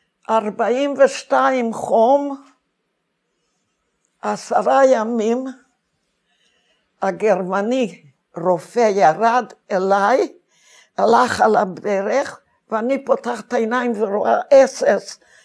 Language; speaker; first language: Hebrew; non-native, fluent; Hungarian